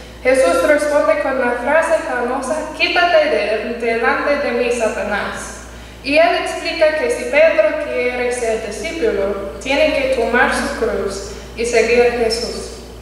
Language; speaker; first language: Spanish; non-native, learner; English